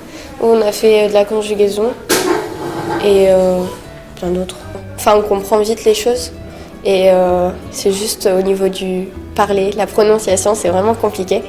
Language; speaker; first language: French; native; French